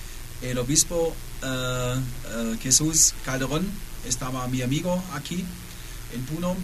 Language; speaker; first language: Spanish; non-native, learner; German